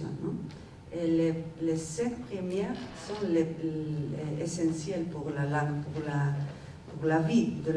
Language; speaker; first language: French; non-native, learner; Basque